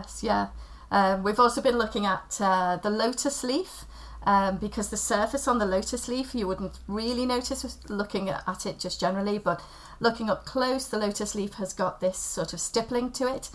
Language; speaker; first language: English; native; English